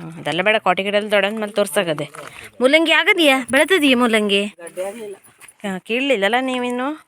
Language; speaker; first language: Kannada; native; Kannada